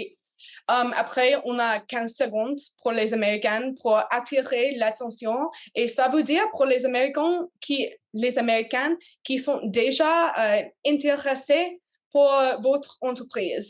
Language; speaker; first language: French; non-native, learner; English